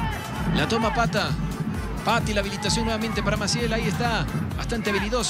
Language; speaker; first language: Spanish; native; Spanish